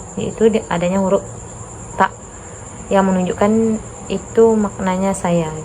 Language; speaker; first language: Indonesian; non-native, local second language; Minangkabau